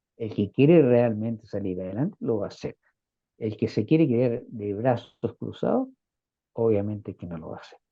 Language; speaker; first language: Spanish; native; Spanish